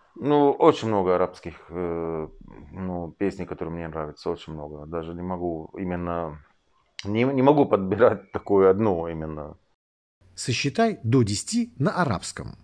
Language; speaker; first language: Russian; non-native, fluent; Arabic